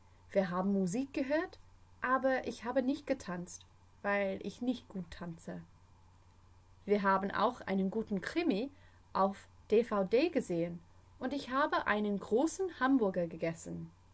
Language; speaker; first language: German; non-native, fluent; English